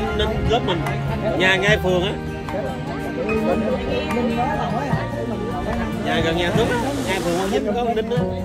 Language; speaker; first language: Vietnamese; native; Vietnamese